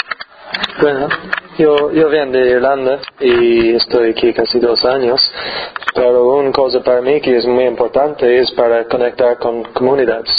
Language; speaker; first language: Spanish; non-native, learner; English